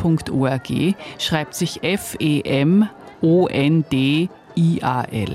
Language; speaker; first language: German; native; German